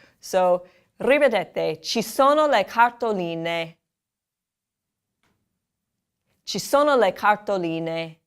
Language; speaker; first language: Italian; non-native, fluent; English